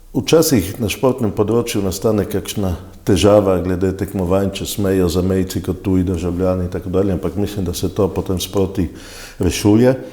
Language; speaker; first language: Slovenian; native; Slovenian